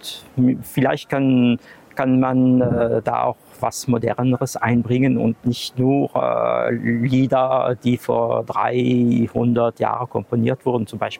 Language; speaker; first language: German; non-native, fluent; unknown